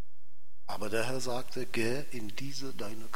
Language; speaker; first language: German; non-native, fluent; Czech